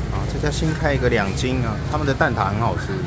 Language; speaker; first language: Chinese; native; Chinese